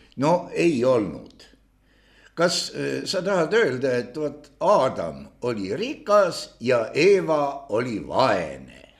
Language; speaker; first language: Estonian; native; Estonian